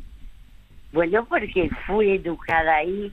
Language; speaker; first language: Spanish; early bilingual, other home language; French